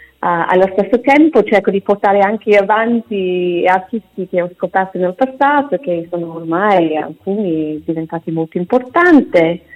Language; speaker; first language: Italian; non-native, fluent; English